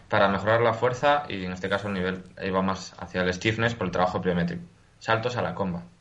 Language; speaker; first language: Spanish; native; Spanish